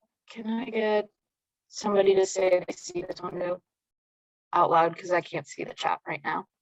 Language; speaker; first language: English; native; English